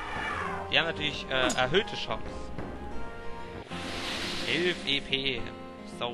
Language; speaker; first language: German; native; German